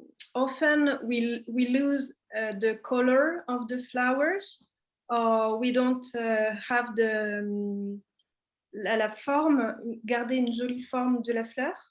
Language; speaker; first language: English; non-native, learner; French